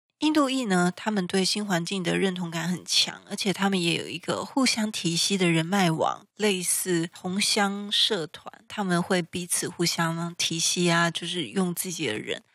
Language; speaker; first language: Chinese; native; Chinese